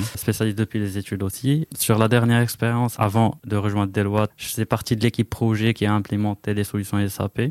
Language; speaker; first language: French; non-native, local second language; Arabic